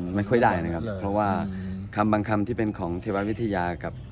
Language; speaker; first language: Thai; non-native, local second language; Akha